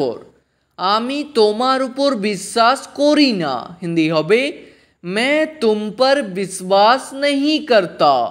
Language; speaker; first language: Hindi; non-native, fluent; Bangla